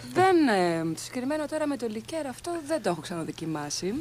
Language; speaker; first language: Greek; early bilingual, other home language; Swedish